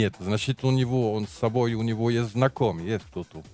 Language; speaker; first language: Russian; non-native, learner; French